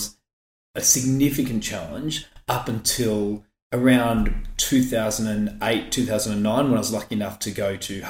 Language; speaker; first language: English; native; English